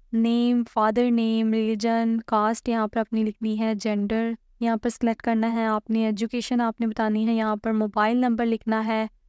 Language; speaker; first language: Urdu; native; Urdu